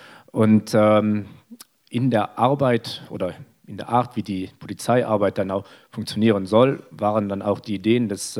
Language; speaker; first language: German; native; German